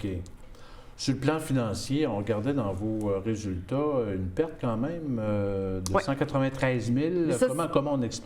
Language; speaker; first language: French; native; French